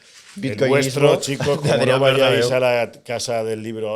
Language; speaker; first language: Spanish; native; Spanish